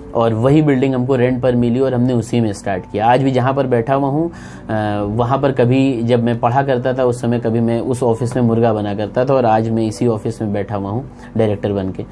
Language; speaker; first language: Hindi; native; Hindi